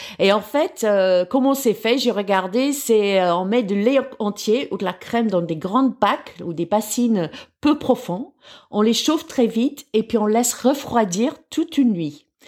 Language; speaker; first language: French; non-native, fluent; English